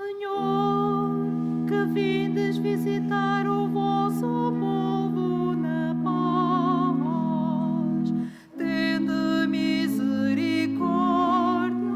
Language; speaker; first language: Portuguese; native; Portuguese